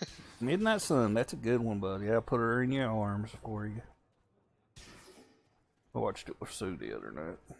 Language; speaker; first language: English; native; English